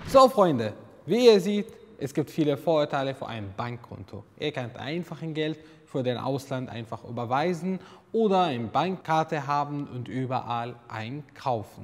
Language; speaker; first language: German; non-native, learner; Arabic